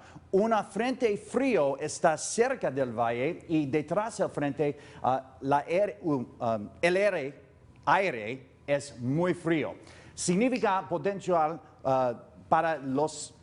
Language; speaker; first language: Spanish; non-native, learner; English